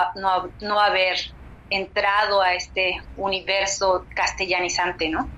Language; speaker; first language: Spanish; native; Spanish